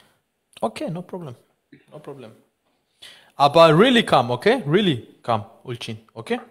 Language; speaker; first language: English; non-native, learner; Turkish